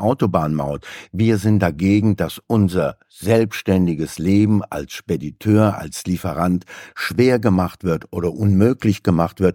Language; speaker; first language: German; native; German